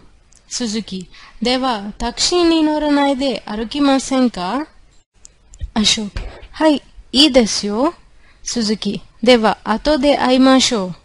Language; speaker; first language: Japanese; non-native, fluent; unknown